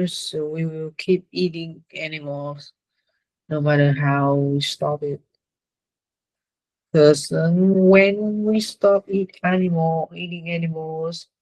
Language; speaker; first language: English; non-native, learner; Vietnamese